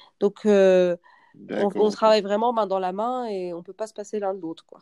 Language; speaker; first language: French; native; French